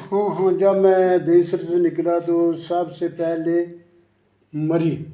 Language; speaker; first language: Urdu; non-native, local second language; Punjabi